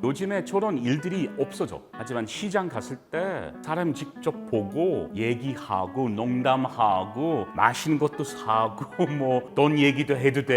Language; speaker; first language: Korean; non-native, learner; English